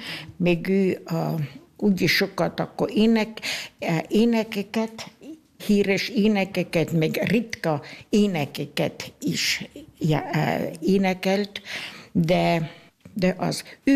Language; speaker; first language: Hungarian; non-native, local second language; German